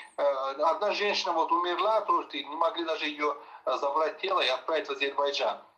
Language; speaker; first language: Russian; non-native, local second language; Azerbaijani